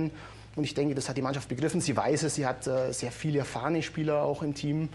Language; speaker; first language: German; native; German